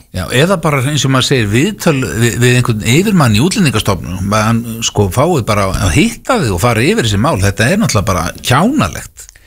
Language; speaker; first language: Icelandic; native; Icelandic